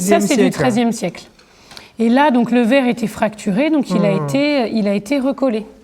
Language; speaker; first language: French; native; French